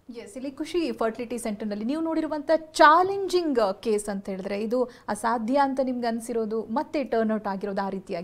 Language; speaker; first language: Kannada; native; Kannada